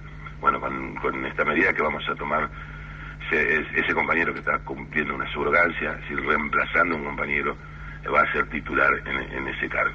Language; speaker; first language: Spanish; native; Spanish